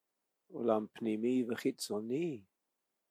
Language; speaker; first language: Hebrew; non-native, fluent; English